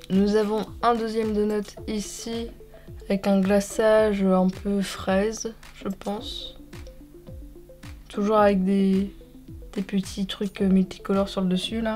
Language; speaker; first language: French; native; French